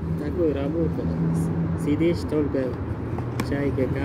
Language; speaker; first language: Russian; non-native, learner; Uzbek